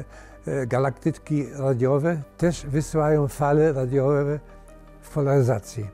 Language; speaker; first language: Polish; early bilingual, heritage; Polish